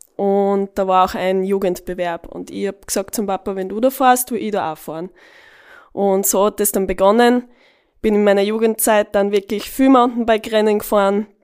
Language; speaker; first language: German; native; German